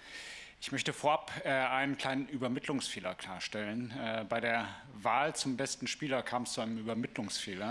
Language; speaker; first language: German; native; German